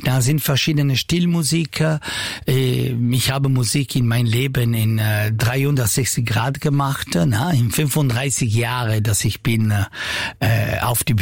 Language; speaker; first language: German; non-native, learner; Italian